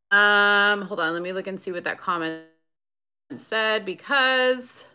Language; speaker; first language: English; native; English